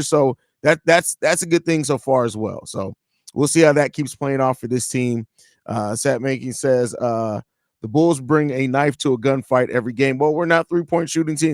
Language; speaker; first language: English; native; English